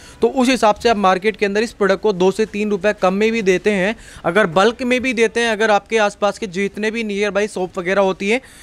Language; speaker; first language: Hindi; native; Hindi